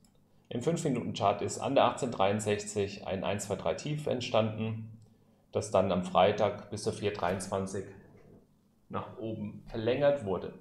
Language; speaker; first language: German; native; German